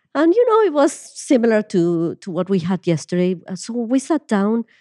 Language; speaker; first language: English; non-native, fluent; Spanish